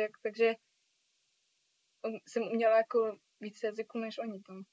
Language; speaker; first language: Czech; early bilingual, heritage; Czech